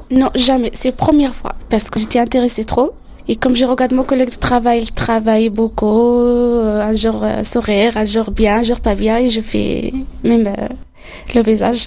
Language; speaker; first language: French; non-native, learner; Arabic